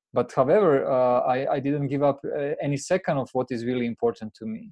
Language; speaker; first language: English; non-native, fluent; Croatian